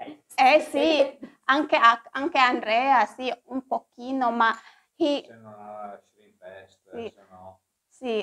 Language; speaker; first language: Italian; non-native, learner; Indonesian